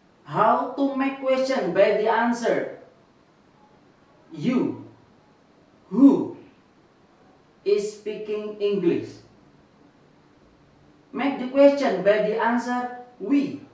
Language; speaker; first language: English; non-native, fluent; Indonesian